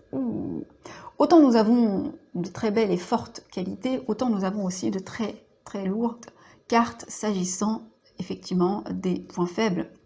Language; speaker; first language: French; native; French